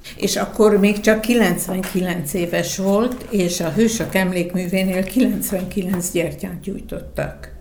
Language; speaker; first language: Hungarian; native; Hungarian